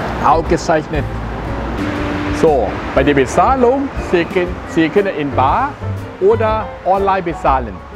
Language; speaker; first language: German; non-native, learner; Thai